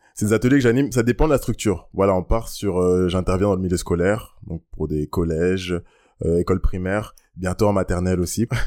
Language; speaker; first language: French; early bilingual, other home language; Lingala